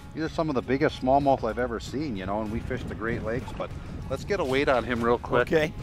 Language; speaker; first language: English; native; English